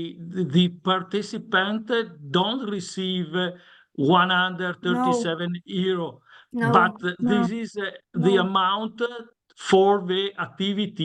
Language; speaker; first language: English; non-native, learner; Italian